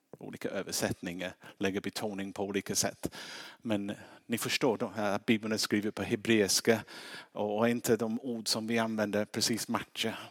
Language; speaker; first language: Swedish; non-native, fluent; English